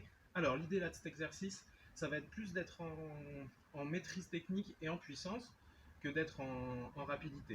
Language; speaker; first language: French; native; French